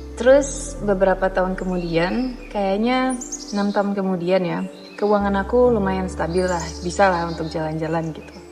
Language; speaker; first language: Indonesian; non-native, fluent; Dutch